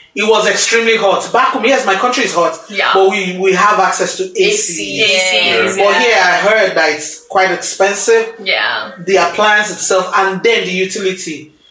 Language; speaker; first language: English; non-native, local second language; Yoruba